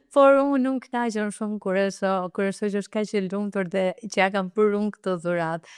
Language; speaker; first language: Albanian; early bilingual, heritage; Albanian